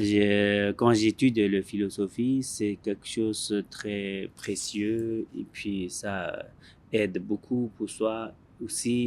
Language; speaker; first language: French; non-native, learner; Tibetan